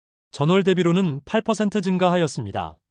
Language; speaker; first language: Korean; native; Korean